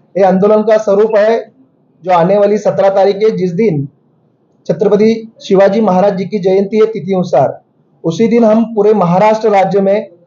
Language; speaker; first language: Hindi; non-native, local second language; Marathi